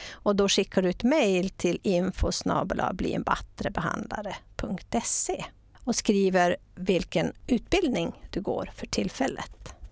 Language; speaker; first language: Swedish; native; Swedish